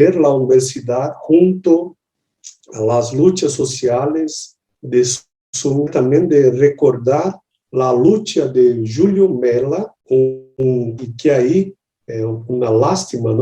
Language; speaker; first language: Spanish; non-native, learner; Portuguese